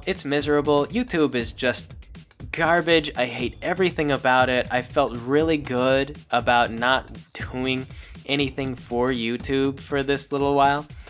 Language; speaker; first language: English; native; English